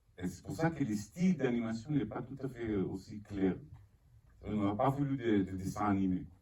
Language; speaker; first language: French; non-native, fluent; Hebrew